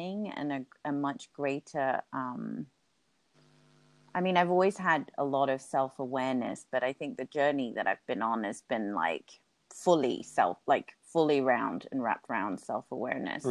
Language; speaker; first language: English; native; English